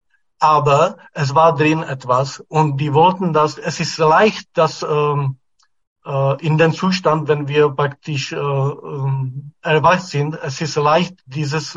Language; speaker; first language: German; non-native, fluent; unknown